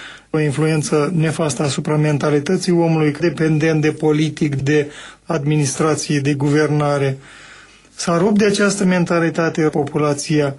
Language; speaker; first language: Romanian; native; Romanian